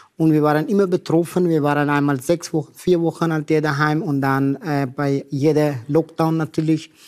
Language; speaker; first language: German; non-native, fluent; Persian